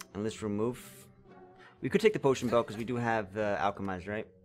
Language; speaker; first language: English; native; English